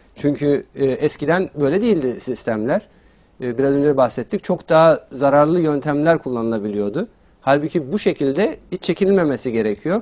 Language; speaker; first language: Turkish; native; Turkish